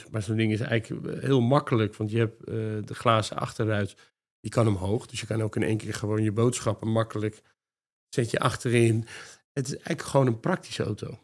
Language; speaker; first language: Dutch; native; Dutch